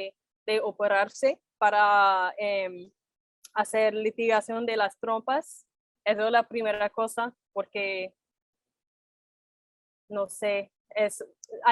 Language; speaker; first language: Spanish; non-native, fluent; English